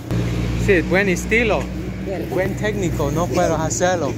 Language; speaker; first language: Spanish; non-native, learner; English